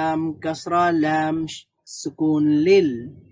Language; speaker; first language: Arabic; non-native, learner; Bangla